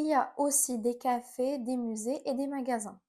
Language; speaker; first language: French; non-native, fluent; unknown